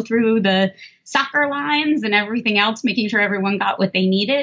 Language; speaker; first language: English; native; English